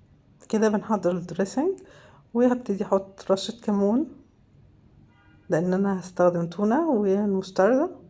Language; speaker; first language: Arabic; native; Arabic